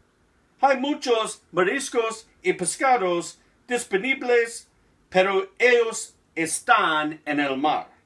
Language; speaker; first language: Spanish; non-native, learner; English